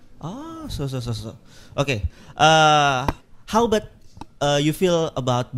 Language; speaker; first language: English; non-native, learner; Indonesian